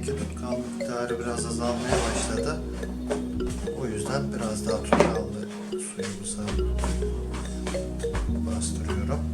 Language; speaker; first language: Turkish; native; Turkish